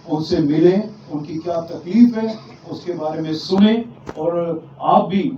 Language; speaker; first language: Hindi; non-native, local second language; Marathi